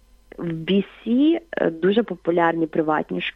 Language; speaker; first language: Ukrainian; native; Ukrainian